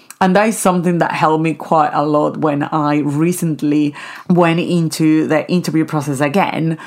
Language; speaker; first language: English; non-native, fluent; Spanish